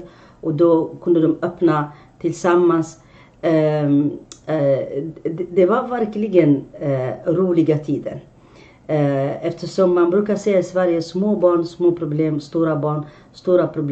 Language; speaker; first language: Swedish; non-native, fluent; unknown